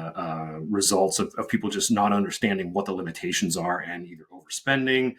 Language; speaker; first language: English; native; English